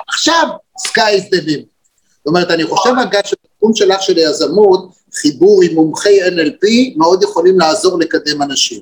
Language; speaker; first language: Hebrew; native; Hebrew